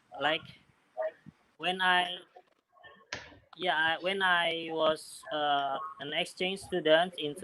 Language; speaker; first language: English; non-native, learner; Indonesian